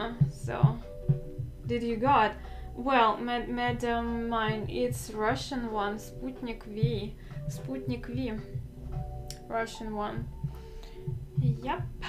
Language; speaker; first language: English; non-native, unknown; Russian